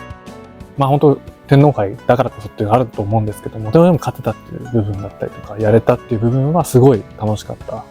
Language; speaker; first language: Japanese; native; Japanese